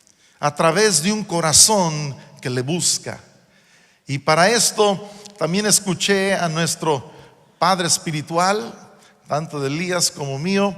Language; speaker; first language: Spanish; non-native, local second language; English